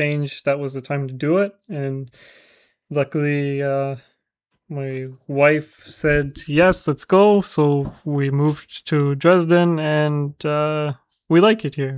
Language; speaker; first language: English; native; English